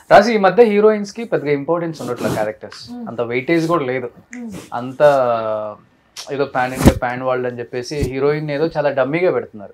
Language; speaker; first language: Telugu; native; Telugu